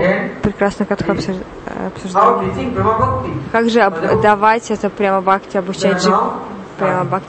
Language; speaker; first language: Russian; non-native, learner; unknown